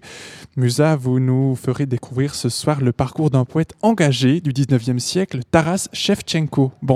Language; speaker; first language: French; native; French